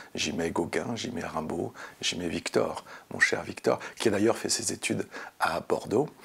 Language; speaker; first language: French; native; French